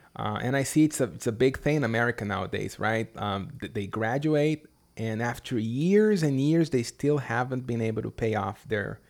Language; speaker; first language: English; non-native, fluent; Portuguese